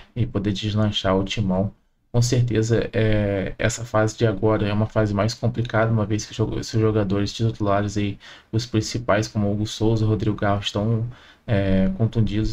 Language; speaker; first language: Portuguese; native; Portuguese